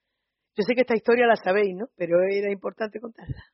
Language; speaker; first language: Spanish; native; Spanish